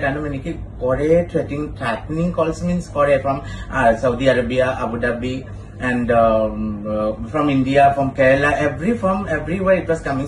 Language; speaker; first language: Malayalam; non-native, fluent; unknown